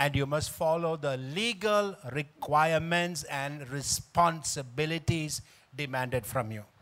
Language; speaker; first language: English; non-native, local second language; Tamil